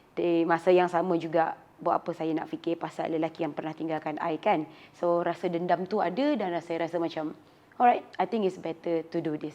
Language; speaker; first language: Malay; native; Malay